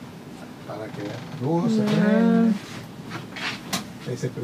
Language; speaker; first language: Spanish; native; Spanish